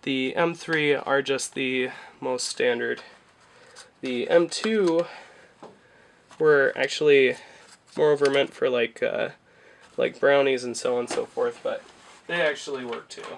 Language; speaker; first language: English; native; English